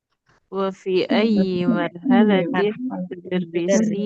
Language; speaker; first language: Arabic; non-native, learner; Indonesian